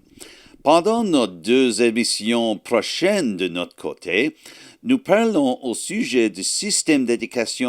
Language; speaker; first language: French; non-native, learner; English